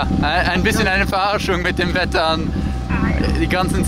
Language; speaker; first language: German; non-native, local second language; Luxembourgish